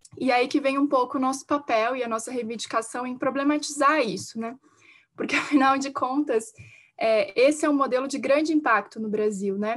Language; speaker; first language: Portuguese; native; Portuguese